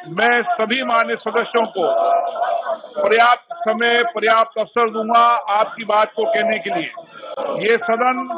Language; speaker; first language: Hindi; native; Hindi